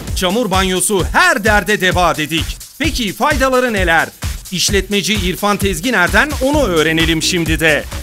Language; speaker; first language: Turkish; native; Turkish